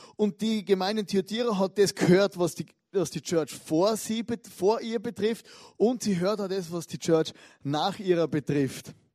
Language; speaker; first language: German; native; German